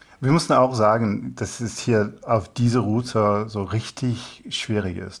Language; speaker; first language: German; non-native, fluent; English